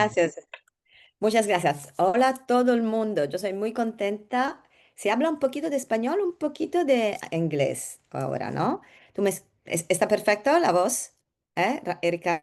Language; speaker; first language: Spanish; non-native, learner; Italian